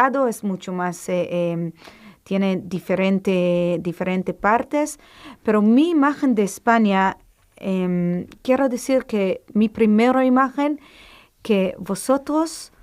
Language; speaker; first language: Spanish; non-native, fluent; Hebrew